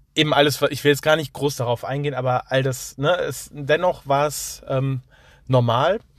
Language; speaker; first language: German; native; German